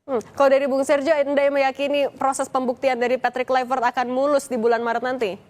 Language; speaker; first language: Indonesian; native; Indonesian